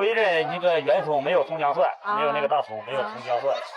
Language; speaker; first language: Chinese; native; Chinese